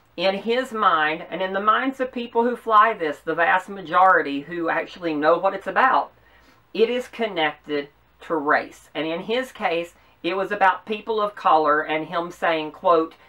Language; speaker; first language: English; native; English